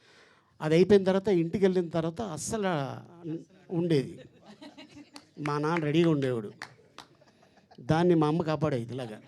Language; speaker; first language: Telugu; native; Telugu